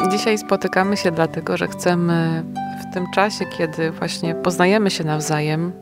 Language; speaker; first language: Polish; native; Polish